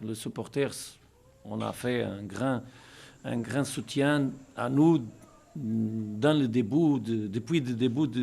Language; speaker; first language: French; non-native, learner; Portuguese